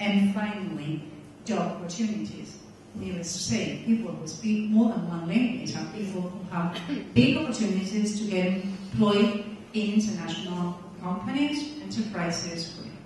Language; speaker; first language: English; non-native, fluent; Spanish